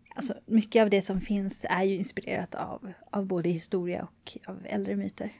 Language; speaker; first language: Swedish; native; Swedish